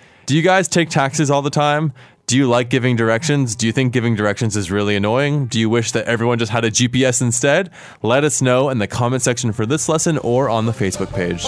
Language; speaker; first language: English; native; English